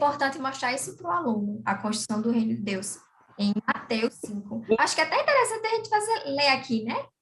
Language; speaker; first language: Portuguese; native; Portuguese